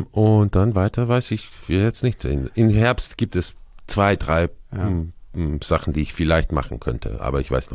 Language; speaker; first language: German; non-native, fluent; Croatian